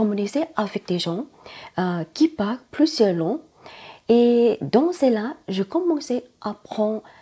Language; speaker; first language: French; non-native, learner; Thai